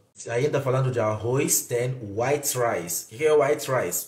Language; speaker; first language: Portuguese; non-native, fluent; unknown